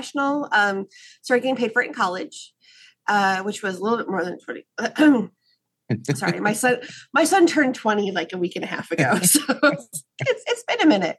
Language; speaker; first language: English; native; English